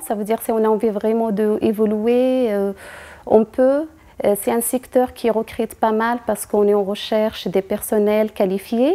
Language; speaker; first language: French; non-native, fluent; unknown